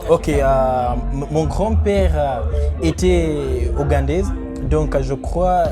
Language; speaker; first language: French; non-native, learner; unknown